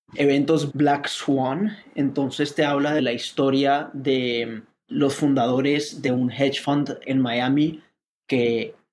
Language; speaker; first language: Spanish; native; Spanish